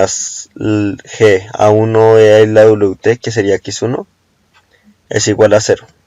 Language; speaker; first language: Spanish; native; Spanish